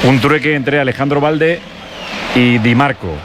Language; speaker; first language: Spanish; native; Spanish